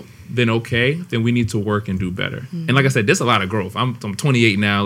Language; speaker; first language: English; native; English